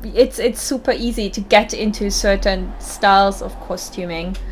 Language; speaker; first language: English; non-native, fluent; German